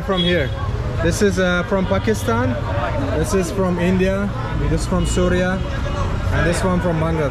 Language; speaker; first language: English; non-native, fluent; Azerbaijani